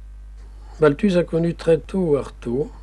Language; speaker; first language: French; native; French